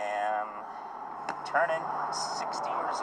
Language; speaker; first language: English; native; English